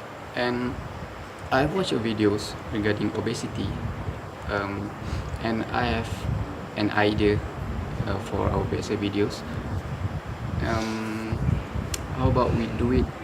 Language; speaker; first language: English; non-native, learner; Malay